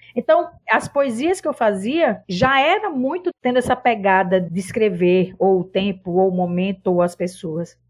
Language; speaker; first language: Portuguese; native; Portuguese